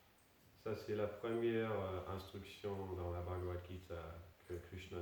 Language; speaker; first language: French; non-native, fluent; Danish